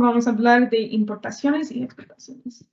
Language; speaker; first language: Spanish; non-native, learner; English